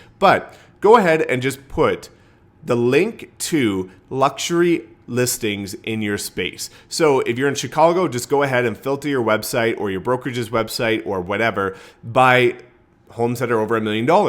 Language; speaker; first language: English; native; English